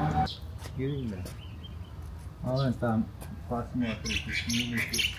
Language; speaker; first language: Russian; non-native, learner; Uzbek